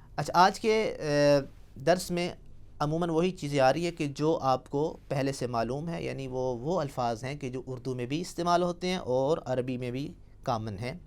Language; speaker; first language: Urdu; non-native, local second language; Punjabi